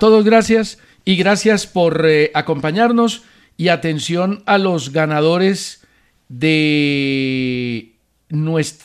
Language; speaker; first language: Spanish; native; Spanish